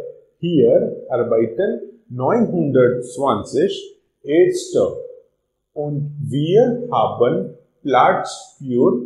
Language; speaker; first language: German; non-native, learner; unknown